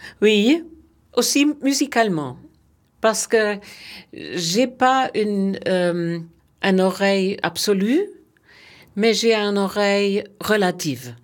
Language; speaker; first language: French; non-native, fluent; German